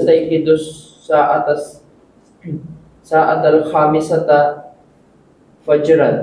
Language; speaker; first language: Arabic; non-native, learner; Filipino